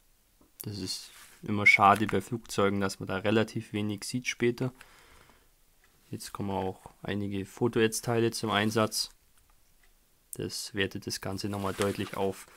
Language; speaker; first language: German; native; German